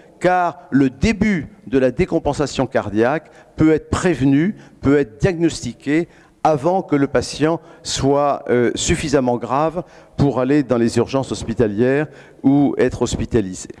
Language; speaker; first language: French; native; French